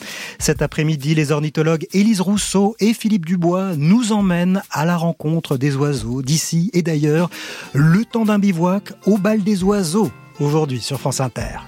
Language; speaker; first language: French; native; French